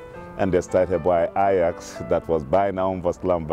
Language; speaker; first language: Dutch; non-native, fluent; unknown